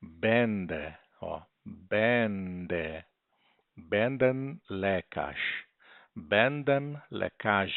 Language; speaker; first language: Polish; non-native, learner; Portuguese